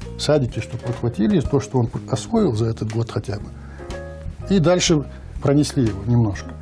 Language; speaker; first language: Russian; non-native, local second language; Ingush